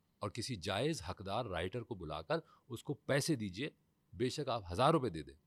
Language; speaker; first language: Urdu; native; Urdu